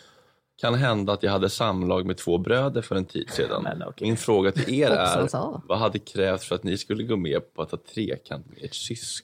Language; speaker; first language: Swedish; native; Swedish